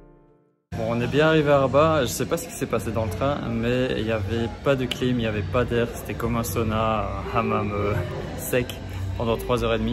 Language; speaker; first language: French; native; French